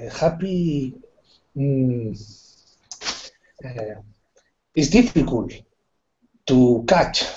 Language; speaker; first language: English; non-native, learner; Spanish